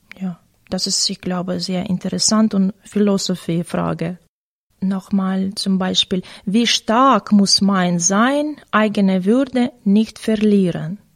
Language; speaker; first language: German; non-native, learner; Russian